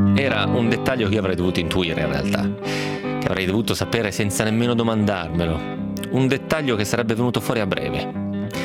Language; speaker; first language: Italian; native; Italian